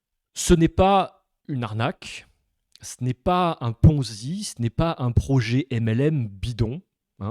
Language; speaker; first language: French; native; French